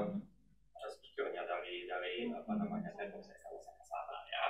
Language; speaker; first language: Indonesian; non-native, fluent; German